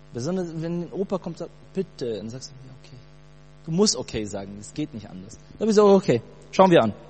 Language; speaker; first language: German; early bilingual, other home language; Portuguese